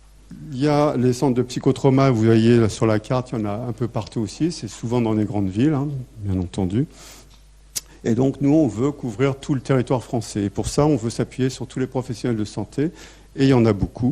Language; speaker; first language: French; native; French